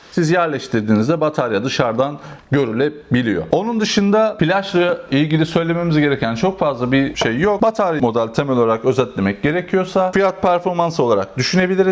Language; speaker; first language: Turkish; native; Turkish